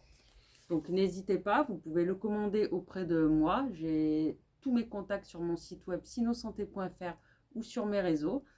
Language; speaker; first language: French; native; French